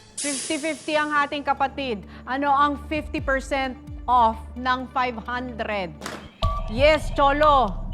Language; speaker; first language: Filipino; native; Filipino